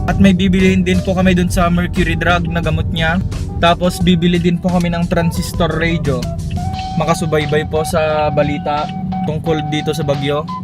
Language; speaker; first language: Filipino; non-native, local second language; Iloko